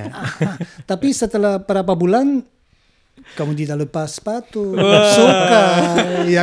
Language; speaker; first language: Indonesian; non-native, learner; German